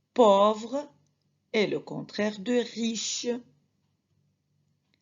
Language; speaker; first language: French; non-native, fluent; Arabic